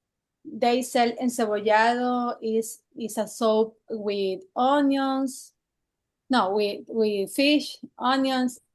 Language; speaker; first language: English; non-native, learner; Spanish